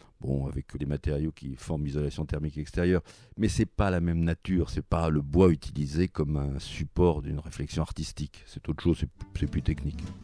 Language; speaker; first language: French; native; French